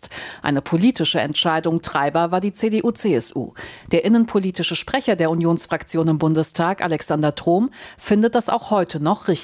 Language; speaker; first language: German; native; German